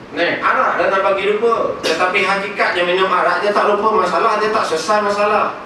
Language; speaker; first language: Malay; non-native, local second language; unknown